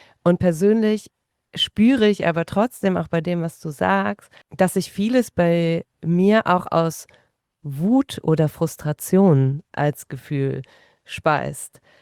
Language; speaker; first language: German; native; German